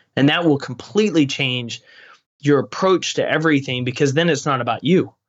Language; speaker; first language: English; native; English